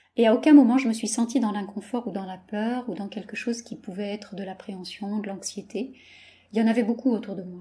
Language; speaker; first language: French; native; French